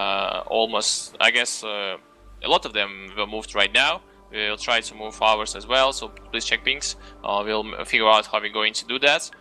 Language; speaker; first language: English; non-native, fluent; Russian